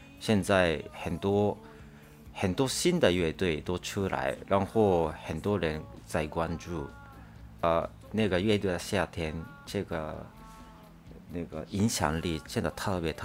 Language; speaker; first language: Chinese; non-native, fluent; Japanese